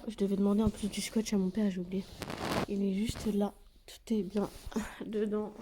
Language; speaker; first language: French; native; French